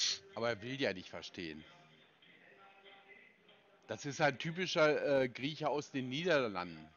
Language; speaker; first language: German; native; German